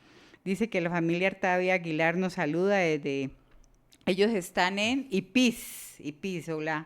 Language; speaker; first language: Spanish; native; Spanish